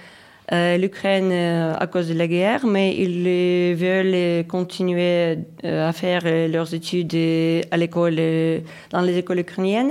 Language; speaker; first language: French; non-native, fluent; Ukrainian